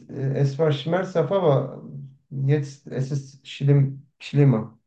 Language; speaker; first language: German; non-native, learner; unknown